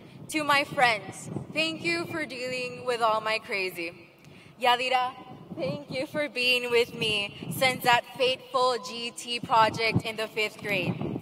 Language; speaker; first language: English; early bilingual, other home language; Spanish